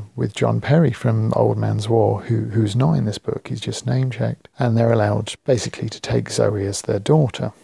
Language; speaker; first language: English; native; English